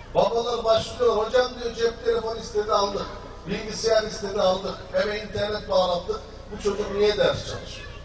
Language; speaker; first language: Turkish; native; Turkish